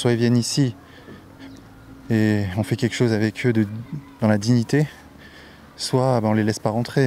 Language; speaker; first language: French; native; French